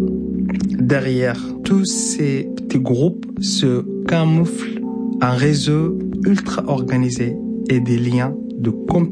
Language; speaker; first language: French; non-native, fluent; Arabic